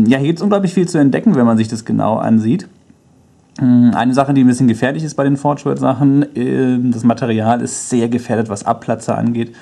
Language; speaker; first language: German; native; German